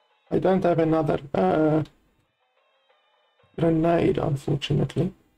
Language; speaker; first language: English; native; English